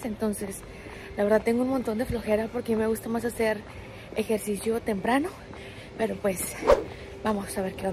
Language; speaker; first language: Spanish; native; Spanish